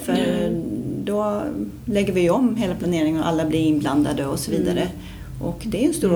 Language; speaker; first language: Swedish; native; Swedish